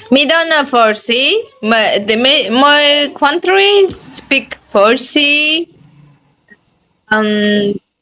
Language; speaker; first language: English; non-native, learner; Tajik